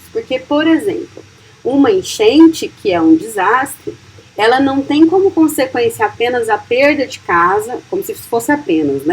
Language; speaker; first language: Portuguese; native; Portuguese